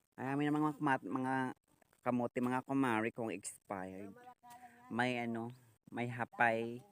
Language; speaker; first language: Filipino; non-native, local second language; Hiligaynon